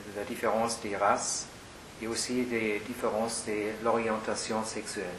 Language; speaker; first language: French; non-native, fluent; German